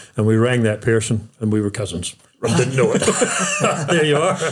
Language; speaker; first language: English; native; English